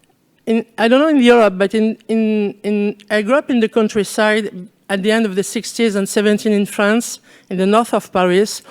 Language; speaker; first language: English; non-native, learner; French